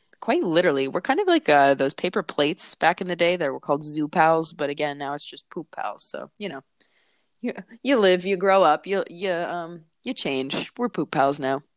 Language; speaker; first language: English; native; English